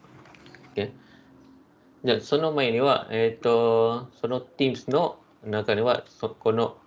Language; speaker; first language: Japanese; non-native, fluent; Malay